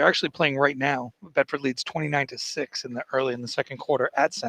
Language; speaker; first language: English; native; English